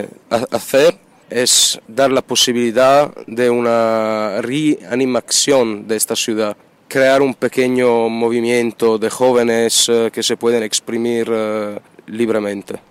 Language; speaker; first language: Spanish; non-native, fluent; Italian